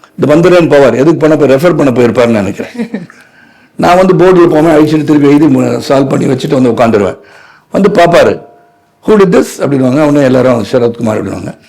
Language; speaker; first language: Tamil; native; Tamil